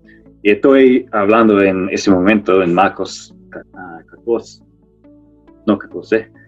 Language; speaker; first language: Spanish; non-native, fluent; English